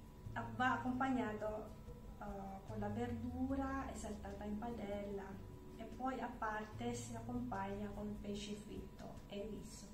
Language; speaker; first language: Italian; non-native, learner; Filipino